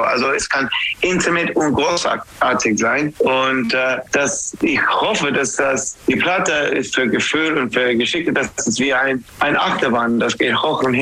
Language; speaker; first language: German; non-native, fluent; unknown